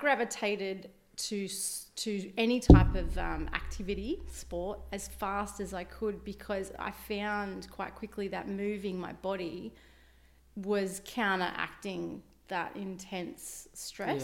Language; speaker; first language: English; native; English